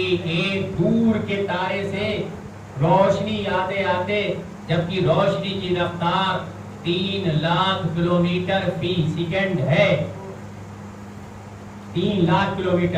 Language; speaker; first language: Urdu; native; Urdu